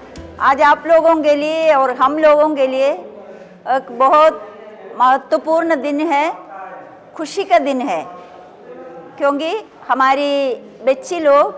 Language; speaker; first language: Hindi; non-native, local second language; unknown